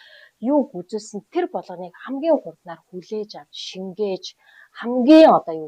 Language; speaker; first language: Mongolian; native; Mongolian